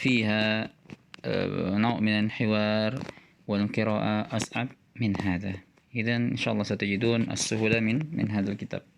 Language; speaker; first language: Arabic; non-native, fluent; Indonesian